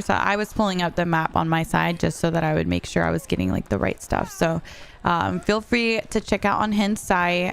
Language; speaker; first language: English; early bilingual, heritage; Spanish